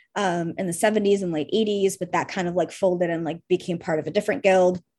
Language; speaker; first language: English; early bilingual, heritage; Russian